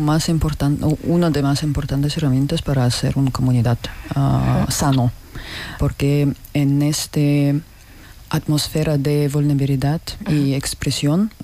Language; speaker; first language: Spanish; non-native, learner; Russian